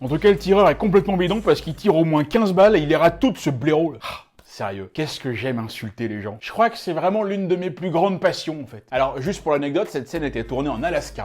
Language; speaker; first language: French; native; French